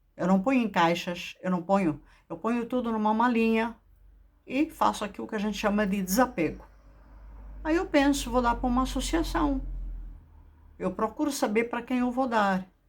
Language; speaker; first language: Portuguese; native; Portuguese